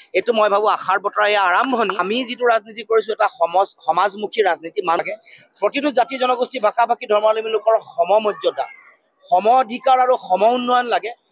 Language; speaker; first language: Assamese; native; Assamese